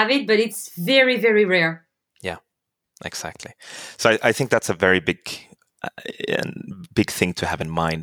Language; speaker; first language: English; non-native, fluent; Swedish